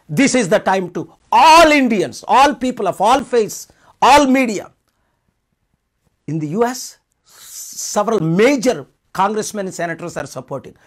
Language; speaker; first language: English; non-native, local second language; Telugu